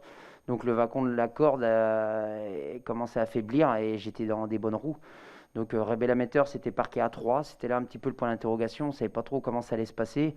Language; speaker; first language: French; native; French